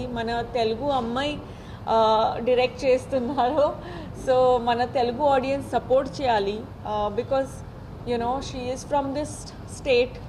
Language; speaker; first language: Telugu; non-native, fluent; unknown